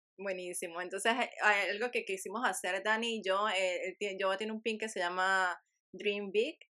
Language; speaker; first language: Spanish; native; Spanish